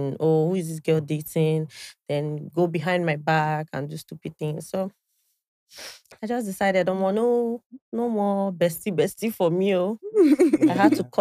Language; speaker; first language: English; non-native, local second language; Igbo